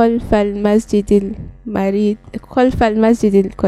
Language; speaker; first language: Arabic; non-native, learner; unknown